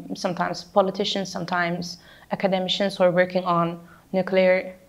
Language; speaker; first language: English; non-native, fluent; Turkish